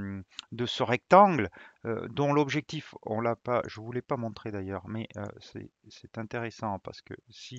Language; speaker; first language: French; native; French